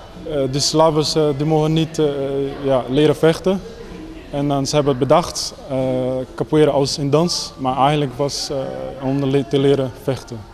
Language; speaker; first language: Dutch; non-native, fluent; Portuguese